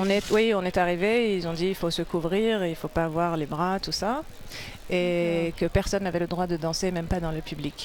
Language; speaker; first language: French; non-native, local second language; Arabic